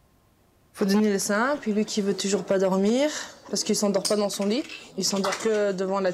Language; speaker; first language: French; native; French